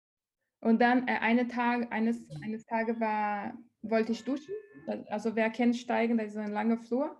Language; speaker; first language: German; non-native, learner; Portuguese